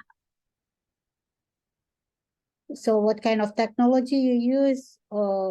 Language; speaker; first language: English; non-native, fluent; Indonesian